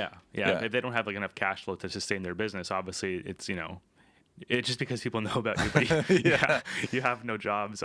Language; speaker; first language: English; native; English